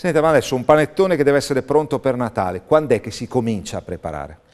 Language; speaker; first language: Italian; native; Italian